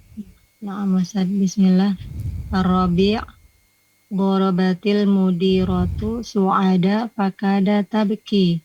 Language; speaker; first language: Arabic; non-native, learner; Indonesian